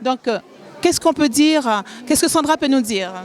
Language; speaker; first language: French; native; French